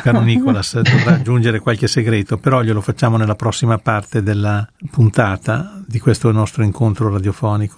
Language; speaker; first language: Italian; native; Italian